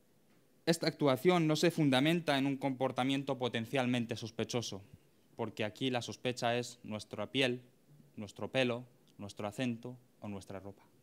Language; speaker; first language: Spanish; native; Spanish